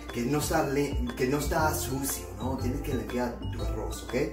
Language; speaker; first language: Spanish; early bilingual, heritage; Spanish